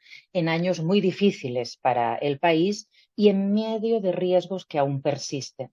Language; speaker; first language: Spanish; native; Spanish